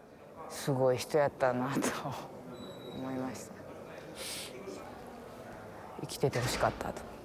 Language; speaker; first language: Japanese; native; Japanese